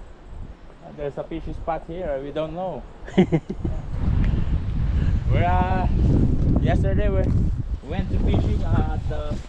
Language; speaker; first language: English; non-native, learner; Filipino